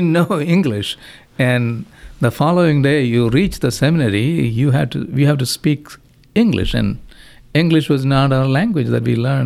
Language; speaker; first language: English; non-native, local second language; Malayalam